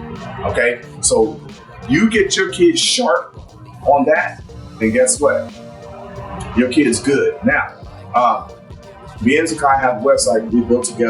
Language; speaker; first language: English; native; English